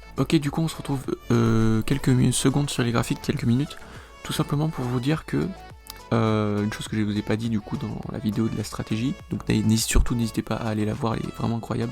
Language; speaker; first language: French; native; French